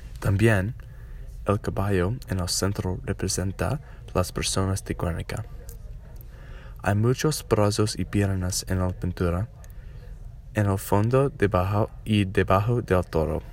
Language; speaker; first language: Spanish; non-native, learner; English